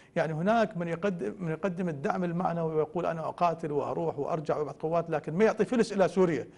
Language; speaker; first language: Arabic; native; Arabic